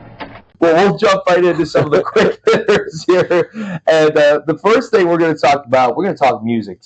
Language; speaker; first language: English; native; English